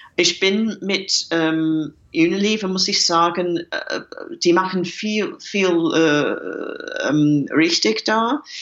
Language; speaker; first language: German; non-native, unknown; English